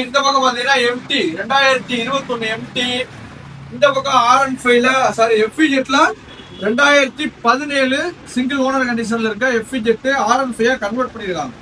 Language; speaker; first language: Tamil; native; Tamil